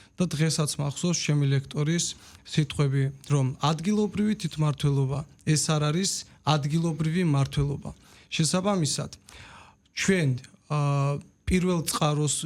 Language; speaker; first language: Georgian; non-native, local second language; Azerbaijani